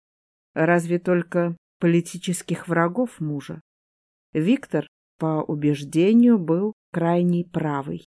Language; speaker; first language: Russian; native; Russian